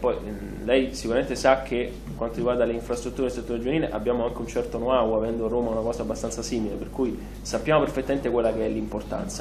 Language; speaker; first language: Italian; native; Italian